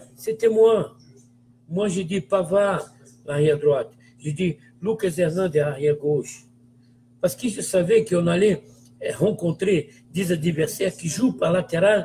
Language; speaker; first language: French; non-native, fluent; Portuguese